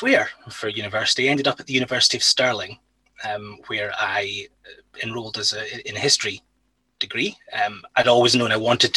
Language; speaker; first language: English; native; English